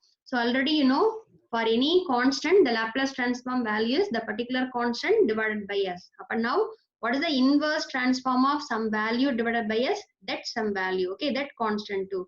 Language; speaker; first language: English; non-native, local second language; Tamil